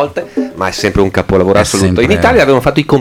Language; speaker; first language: Italian; native; Italian